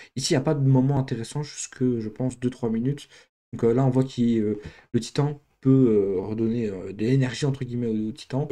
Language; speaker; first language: French; native; French